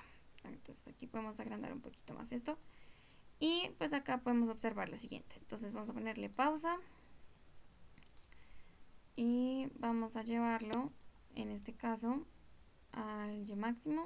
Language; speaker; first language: Spanish; native; Spanish